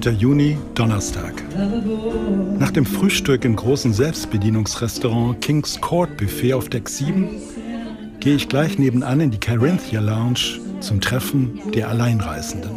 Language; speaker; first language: German; native; German